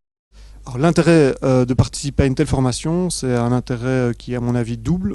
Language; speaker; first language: French; native; French